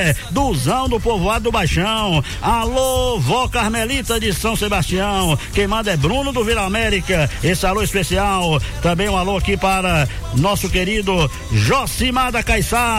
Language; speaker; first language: Portuguese; native; Portuguese